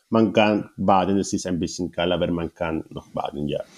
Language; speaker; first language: German; non-native, learner; Spanish